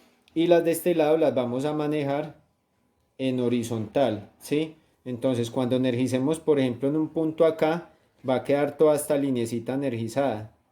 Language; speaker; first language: Spanish; native; Spanish